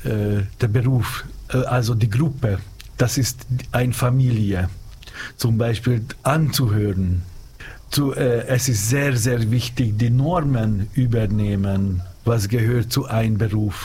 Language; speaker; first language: German; non-native, fluent; Hungarian